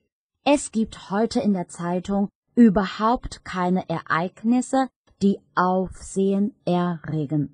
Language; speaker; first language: German; non-native, fluent; Chinese